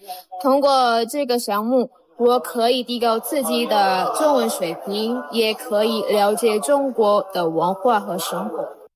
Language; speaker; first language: Chinese; non-native, learner; Indonesian